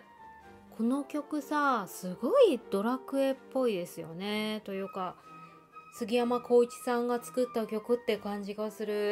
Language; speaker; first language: Japanese; native; Japanese